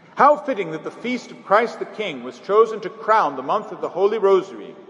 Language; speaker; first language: English; native; English